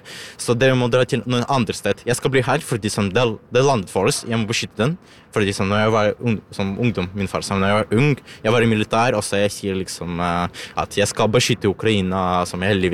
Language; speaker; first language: Norwegian; non-native, learner; Ukrainian